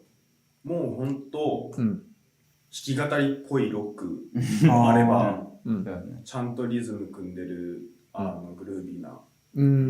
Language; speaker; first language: Japanese; native; Japanese